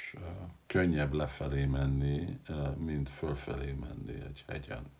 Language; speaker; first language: Hungarian; non-native, fluent; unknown